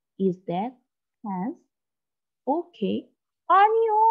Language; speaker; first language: English; non-native, learner; Korean